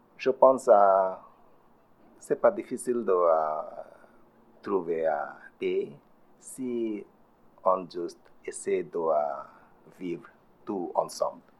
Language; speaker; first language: French; non-native, learner; Bangla